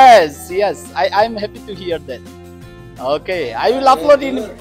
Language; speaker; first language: English; non-native, learner; Bangla